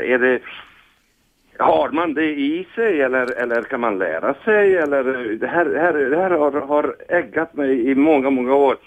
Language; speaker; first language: Swedish; non-native, fluent; Hungarian